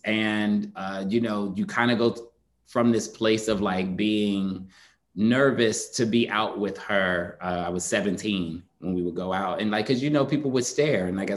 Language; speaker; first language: English; native; English